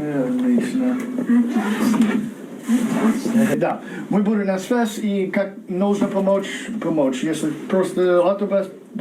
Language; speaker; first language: Russian; non-native, learner; English